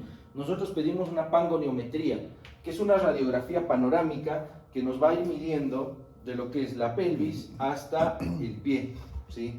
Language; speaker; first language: Spanish; native; Spanish